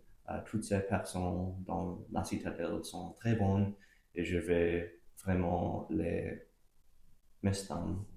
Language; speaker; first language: French; non-native, local second language; English